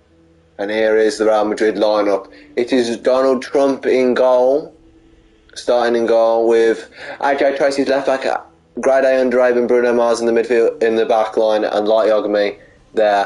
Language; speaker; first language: English; native; English